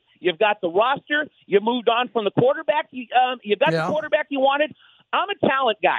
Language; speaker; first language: English; native; English